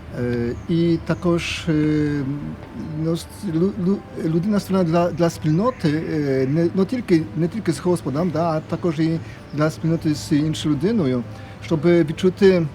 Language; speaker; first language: Ukrainian; non-native, fluent; Polish